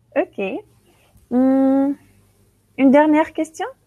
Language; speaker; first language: French; non-native, local second language; Arabic